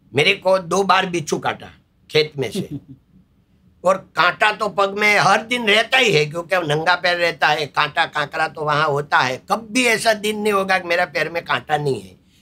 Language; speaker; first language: Hindi; non-native, local second language; Gujarati